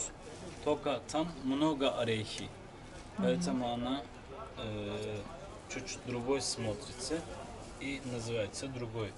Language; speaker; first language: Russian; non-native, learner; Turkish